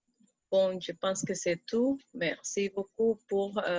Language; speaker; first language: French; non-native, fluent; Spanish